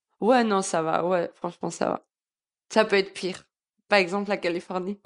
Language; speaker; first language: French; early bilingual, other home language; Georgian